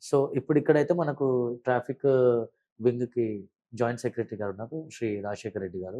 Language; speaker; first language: Telugu; early bilingual, heritage; Telugu